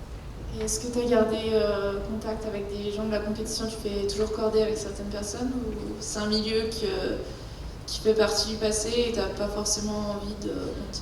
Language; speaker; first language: French; native; French